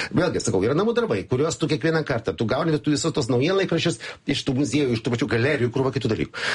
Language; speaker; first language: Lithuanian; native; Lithuanian